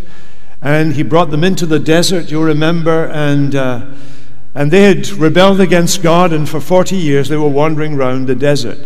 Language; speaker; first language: English; native; English